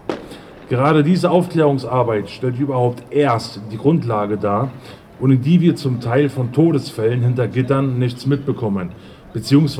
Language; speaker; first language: German; native; German